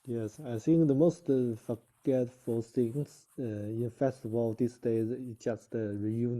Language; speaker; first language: English; non-native, learner; Chinese